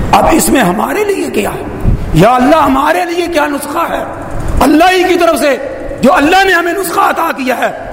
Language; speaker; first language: Urdu; native; Urdu